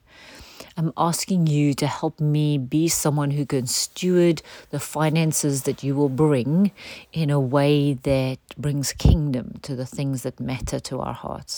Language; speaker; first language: English; native; English